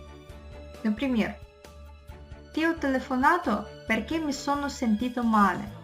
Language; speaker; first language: Italian; non-native, fluent; Russian